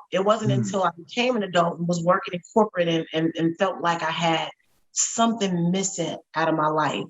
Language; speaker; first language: English; native; English